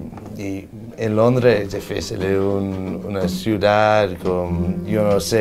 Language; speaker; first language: Spanish; non-native, learner; English